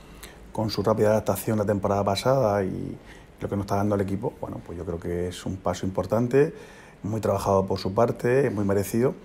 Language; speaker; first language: Spanish; native; Spanish